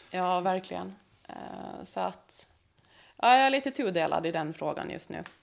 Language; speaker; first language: Swedish; native; Swedish